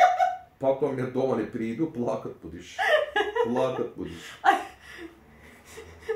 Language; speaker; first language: Russian; non-native, learner; Turkish